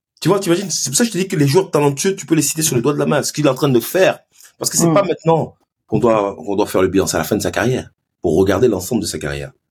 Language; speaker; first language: French; early bilingual, other home language; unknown